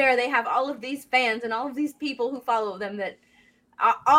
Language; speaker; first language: English; native; English